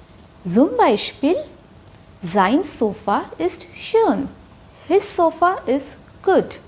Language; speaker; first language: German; non-native, fluent; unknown